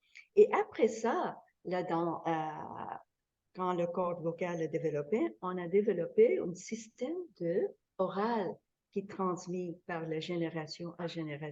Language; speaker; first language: French; non-native, fluent; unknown